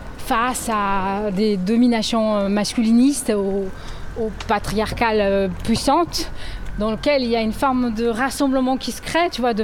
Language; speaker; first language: French; non-native, fluent; Portuguese